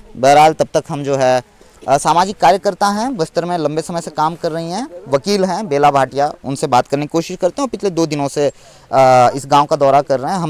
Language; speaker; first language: Hindi; native; Hindi